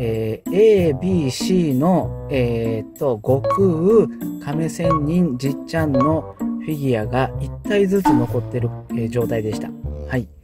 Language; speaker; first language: Japanese; native; Japanese